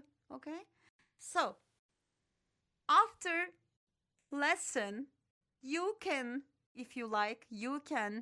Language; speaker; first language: English; non-native, fluent; Turkish